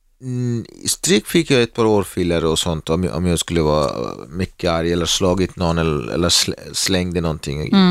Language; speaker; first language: Swedish; non-native, learner; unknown